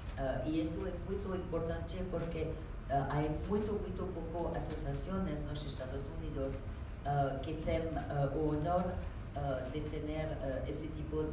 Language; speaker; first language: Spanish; non-native, learner; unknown